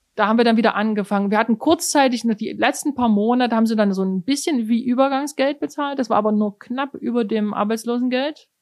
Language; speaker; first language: German; native; German